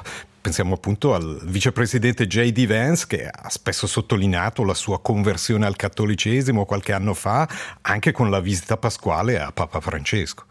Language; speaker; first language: Italian; native; Italian